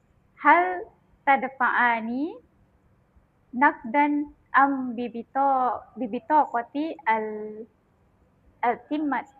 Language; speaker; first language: Arabic; non-native, learner; Malay